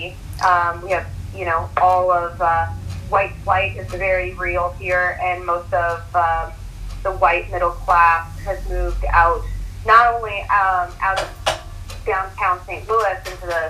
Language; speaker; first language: English; native; English